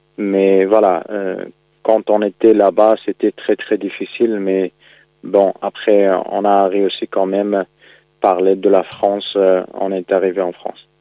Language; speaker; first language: French; non-native, fluent; Persian